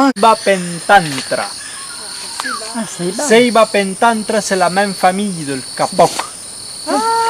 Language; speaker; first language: French; non-native, fluent; Spanish